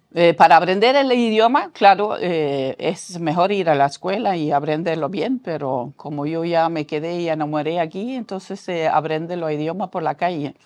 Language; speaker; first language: Spanish; non-native, fluent; Norwegian